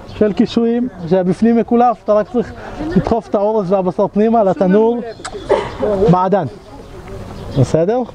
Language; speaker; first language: Hebrew; native; Hebrew